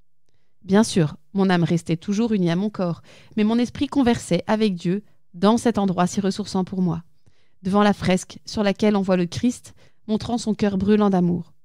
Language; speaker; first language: French; native; French